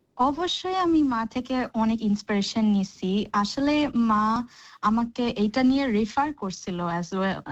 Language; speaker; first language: Bangla; early bilingual, heritage; Bangla